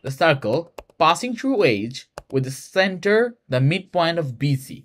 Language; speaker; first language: English; non-native, local second language; Bangla